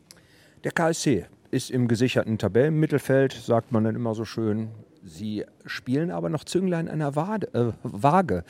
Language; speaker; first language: German; native; German